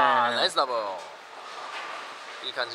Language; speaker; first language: Japanese; native; Japanese